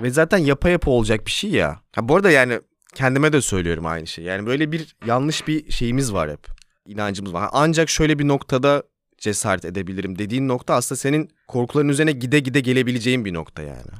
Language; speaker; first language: Turkish; native; Turkish